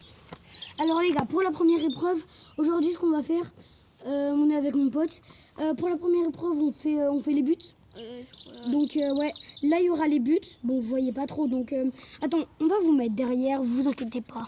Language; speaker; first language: French; native; French